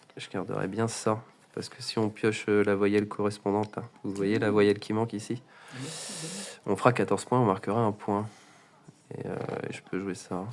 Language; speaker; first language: French; native; French